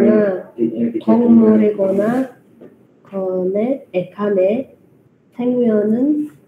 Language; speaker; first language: Korean; non-native, learner; Indonesian